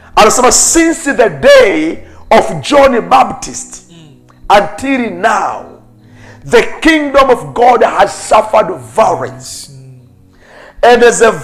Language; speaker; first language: English; non-native, local second language; Swahili